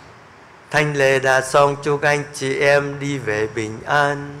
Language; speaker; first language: Vietnamese; native; Vietnamese